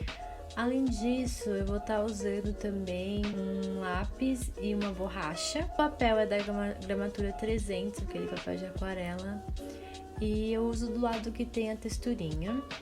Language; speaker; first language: Portuguese; native; Portuguese